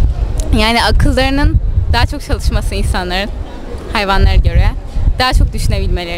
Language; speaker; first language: Turkish; non-native, learner; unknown